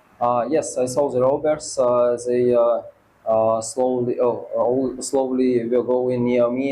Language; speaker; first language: English; non-native, learner; Russian